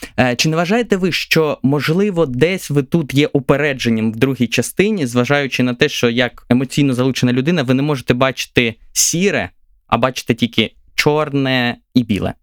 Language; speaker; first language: Ukrainian; native; Ukrainian